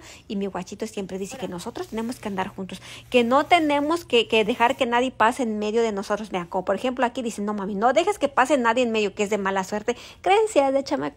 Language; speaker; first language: Spanish; native; Spanish